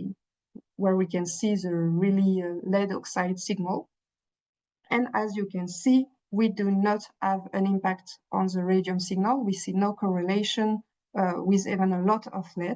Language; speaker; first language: English; non-native, fluent; French